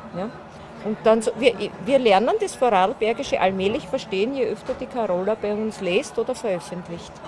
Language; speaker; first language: German; native; German